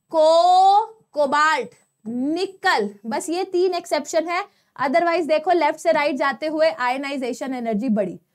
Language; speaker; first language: Hindi; non-native, local second language; Gujarati